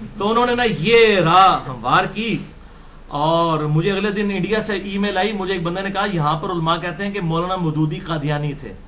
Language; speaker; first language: Urdu; non-native, local second language; Punjabi